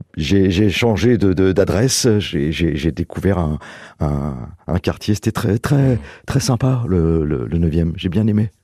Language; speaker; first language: French; native; French